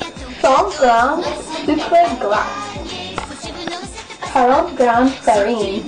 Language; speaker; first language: French; non-native, learner; English